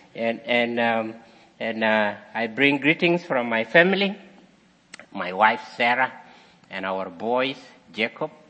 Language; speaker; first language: English; non-native, fluent; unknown